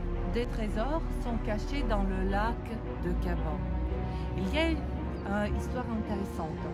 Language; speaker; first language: French; non-native, learner; Russian